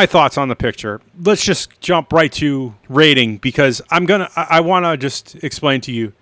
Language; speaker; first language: English; native; English